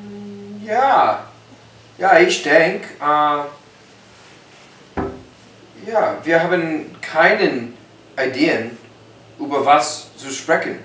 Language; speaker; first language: German; non-native, learner; English